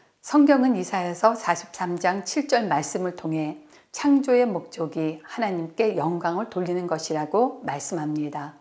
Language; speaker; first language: Korean; native; Korean